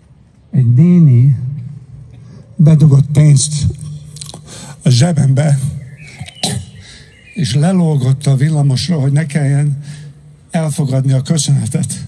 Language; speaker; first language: Hungarian; early bilingual, heritage; Hungarian